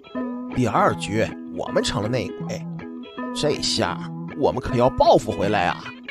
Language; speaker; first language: Chinese; native; Chinese